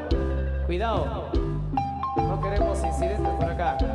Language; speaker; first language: Spanish; native; Spanish